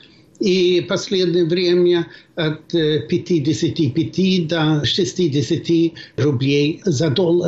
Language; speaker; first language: Russian; non-native, fluent; Swedish